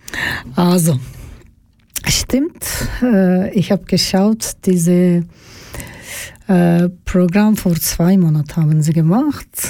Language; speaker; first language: German; non-native, learner; Georgian